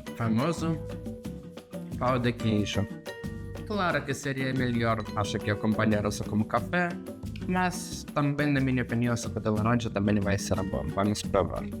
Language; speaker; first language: Portuguese; non-native, fluent; Russian